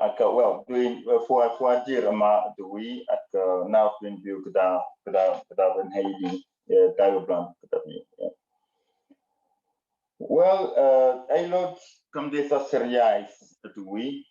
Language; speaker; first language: Welsh; non-native, learner; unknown